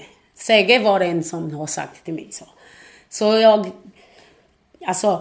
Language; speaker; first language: Swedish; non-native, fluent; Portuguese